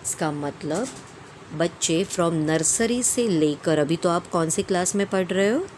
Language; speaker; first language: Hindi; non-native, local second language; Marathi